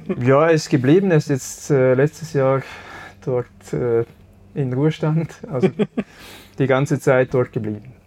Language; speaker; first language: German; early bilingual, other home language; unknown